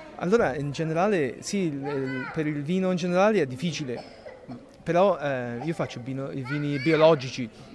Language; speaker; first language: Italian; early bilingual, heritage; Italian